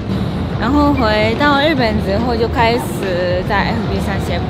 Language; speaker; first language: Chinese; non-native, fluent; Japanese